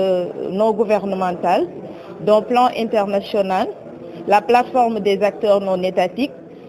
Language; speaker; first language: French; native; French